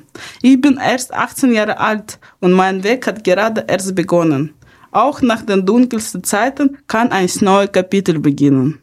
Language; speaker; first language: German; non-native, fluent; Ukrainian